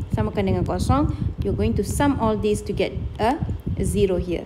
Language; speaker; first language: English; non-native, local second language; Malay